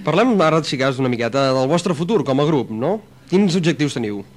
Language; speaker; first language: Catalan; native; Catalan